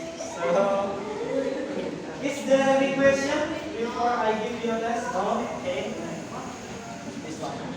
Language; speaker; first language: English; non-native, learner; Indonesian